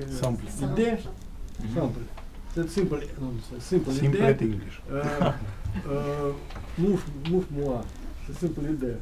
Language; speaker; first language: French; non-native, learner; Russian